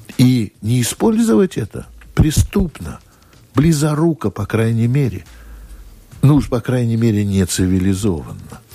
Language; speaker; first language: Russian; native; Russian